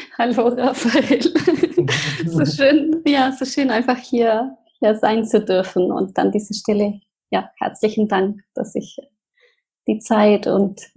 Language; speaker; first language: German; non-native, fluent; Spanish